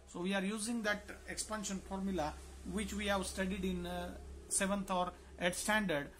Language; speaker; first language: English; non-native, local second language; Marathi